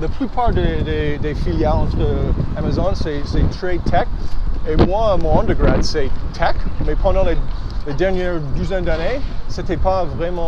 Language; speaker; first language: French; early bilingual, heritage; English